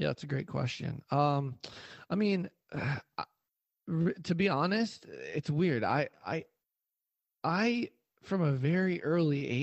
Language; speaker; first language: English; native; English